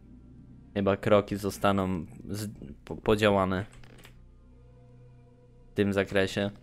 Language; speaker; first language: Polish; native; Polish